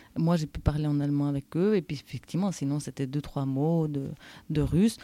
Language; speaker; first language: French; native; French